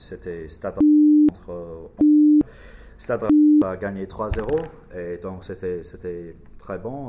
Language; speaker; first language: French; non-native, learner; English